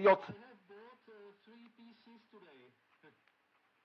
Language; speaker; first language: English; non-native, learner; Czech